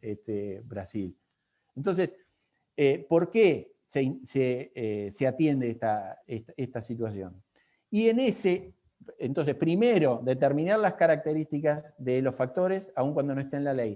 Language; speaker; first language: Spanish; native; Spanish